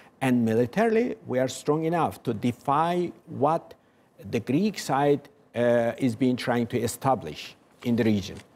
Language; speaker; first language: English; non-native, fluent; Turkish